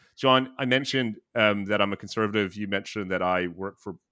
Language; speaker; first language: English; native; English